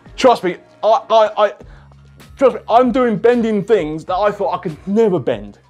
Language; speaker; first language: English; native; English